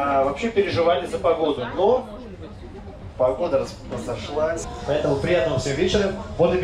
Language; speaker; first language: Russian; native; Russian